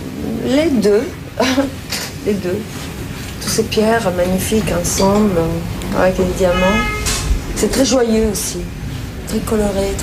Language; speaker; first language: French; non-native, fluent; Italian